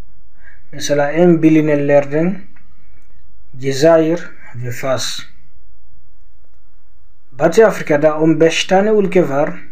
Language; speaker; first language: Turkish; non-native, fluent; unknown